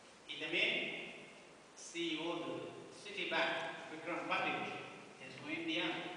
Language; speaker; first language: Spanish; non-native, learner; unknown